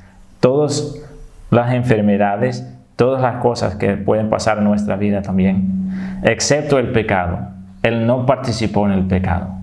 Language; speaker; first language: Spanish; non-native, fluent; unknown